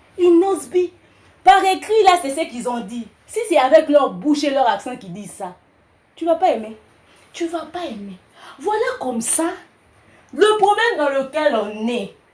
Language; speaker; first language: French; non-native, local second language; Lingala